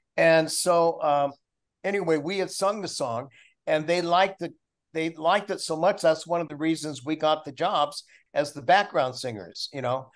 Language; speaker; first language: English; native; English